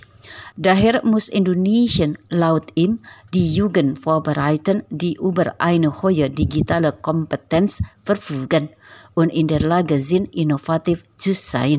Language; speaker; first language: German; non-native, fluent; Indonesian